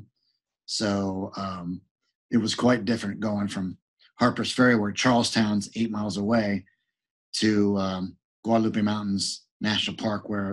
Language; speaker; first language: English; native; English